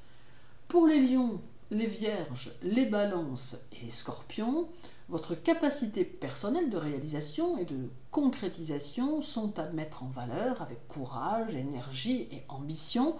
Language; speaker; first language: French; native; French